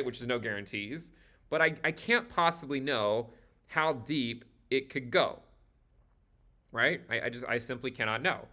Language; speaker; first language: English; native; English